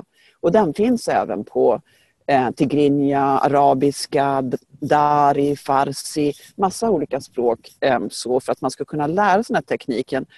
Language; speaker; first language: Swedish; native; Swedish